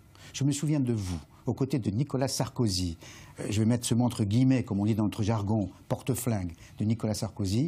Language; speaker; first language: French; native; French